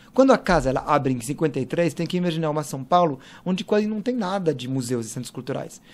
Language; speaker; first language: Portuguese; non-native, fluent; French